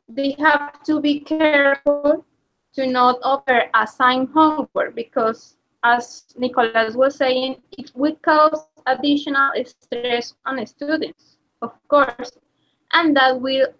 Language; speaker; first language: English; non-native, learner; Spanish